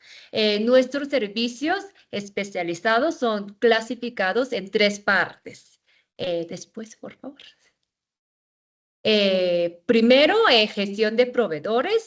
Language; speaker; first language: Spanish; non-native, fluent; Korean